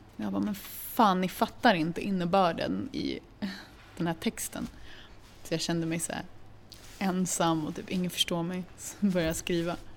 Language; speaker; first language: Swedish; early bilingual, other home language; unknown